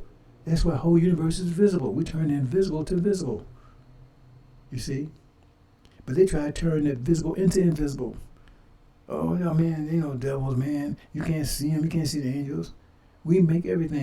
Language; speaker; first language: English; native; English